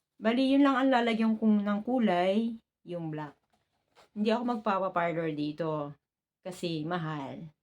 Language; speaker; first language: Filipino; native; Filipino